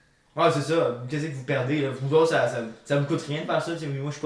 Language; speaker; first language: French; native; French